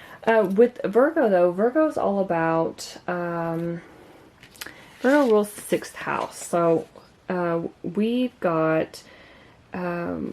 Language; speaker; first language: English; native; English